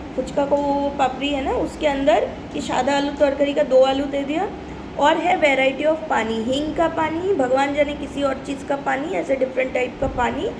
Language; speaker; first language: Hindi; non-native, local second language; Bangla